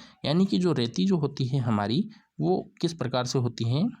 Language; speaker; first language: Hindi; native; Hindi